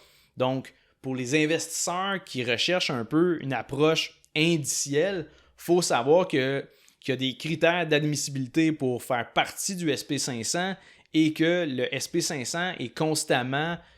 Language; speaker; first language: French; native; French